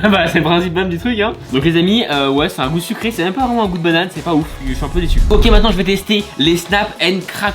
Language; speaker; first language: French; native; French